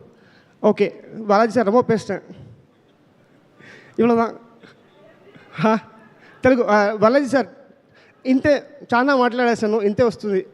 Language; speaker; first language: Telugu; non-native, learner; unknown